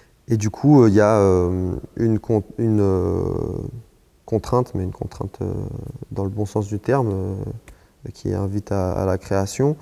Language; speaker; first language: French; native; French